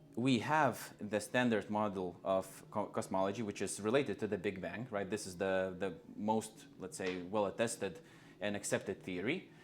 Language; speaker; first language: English; non-native, fluent; Lithuanian